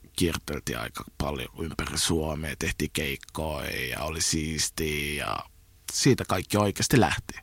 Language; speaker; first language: Finnish; early bilingual, other home language; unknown